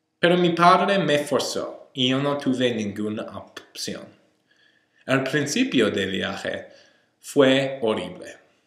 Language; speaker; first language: Spanish; non-native, learner; English